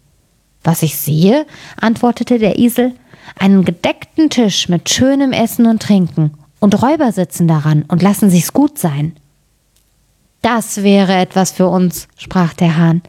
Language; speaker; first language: German; native; German